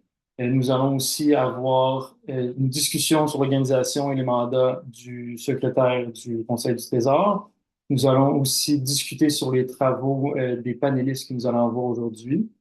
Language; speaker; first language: French; native; French